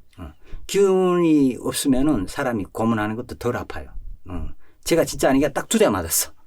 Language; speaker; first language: Korean; native; Korean